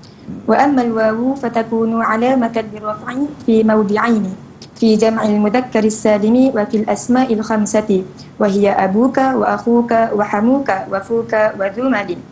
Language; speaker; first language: Arabic; non-native, learner; Malay